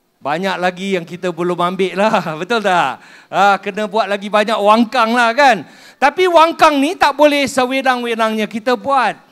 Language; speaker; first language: Malay; non-native, local second language; Min Nan Chinese